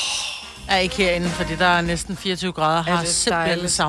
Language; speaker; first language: Danish; native; Danish